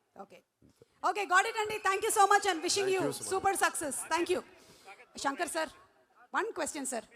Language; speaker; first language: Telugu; native; Telugu